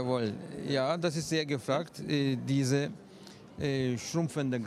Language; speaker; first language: German; non-native, fluent; Turkish